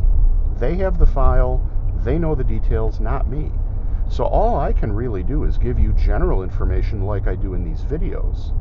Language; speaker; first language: English; native; English